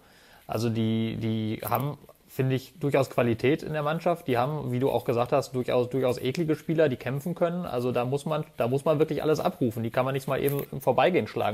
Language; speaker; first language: German; native; German